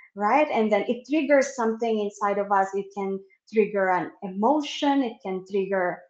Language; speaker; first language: English; non-native, local second language; Filipino